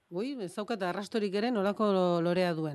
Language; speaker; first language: Basque; native; Basque